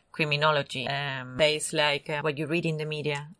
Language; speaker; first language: English; non-native, fluent; Spanish